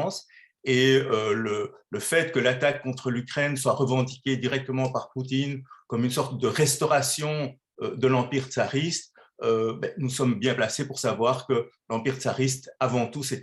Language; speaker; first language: French; native; French